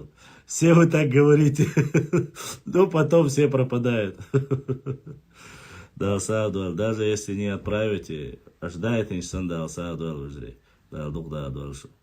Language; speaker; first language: Russian; non-native, local second language; Chechen